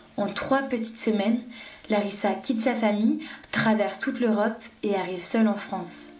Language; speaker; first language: French; native; French